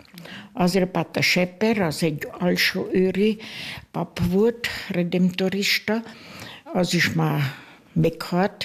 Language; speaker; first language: Hungarian; early bilingual, heritage; Hungarian